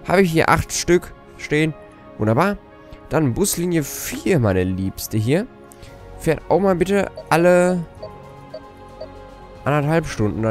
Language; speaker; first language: German; native; German